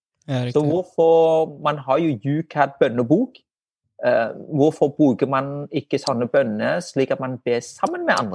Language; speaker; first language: Norwegian; non-native, fluent; Vietnamese